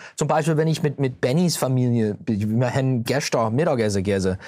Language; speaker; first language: German; early bilingual, heritage; English